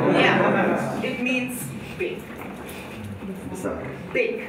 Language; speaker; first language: English; non-native, fluent; German